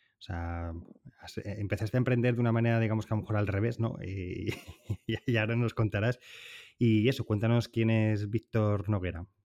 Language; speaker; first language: Spanish; native; Spanish